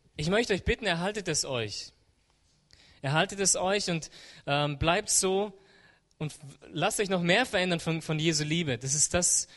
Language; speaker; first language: German; native; German